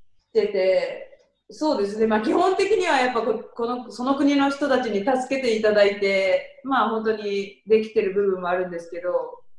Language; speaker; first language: Japanese; native; Japanese